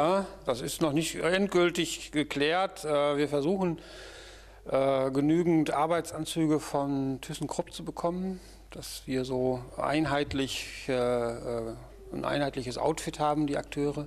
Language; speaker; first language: German; native; German